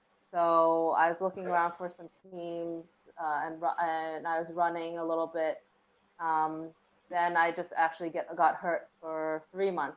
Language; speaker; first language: English; early bilingual, other home language; Thai